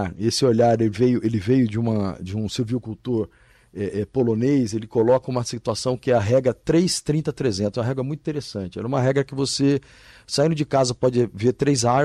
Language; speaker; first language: Portuguese; native; Portuguese